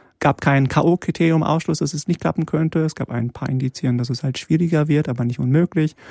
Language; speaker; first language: German; early bilingual, other home language; Polish